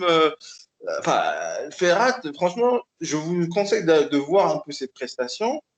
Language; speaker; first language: French; native; French